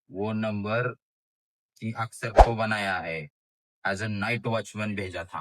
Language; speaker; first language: Hindi; non-native, local second language; Marathi